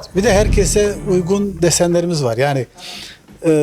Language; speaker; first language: Turkish; native; Turkish